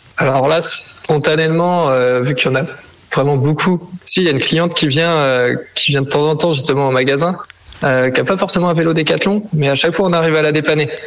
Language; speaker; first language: French; native; French